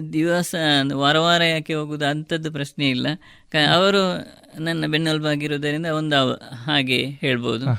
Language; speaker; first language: Kannada; non-native, local second language; Tulu